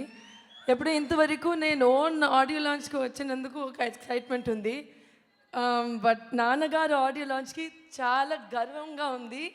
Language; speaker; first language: Telugu; non-native, local second language; Tamil